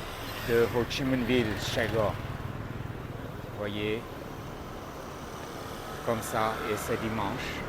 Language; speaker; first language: French; non-native, fluent; Vietnamese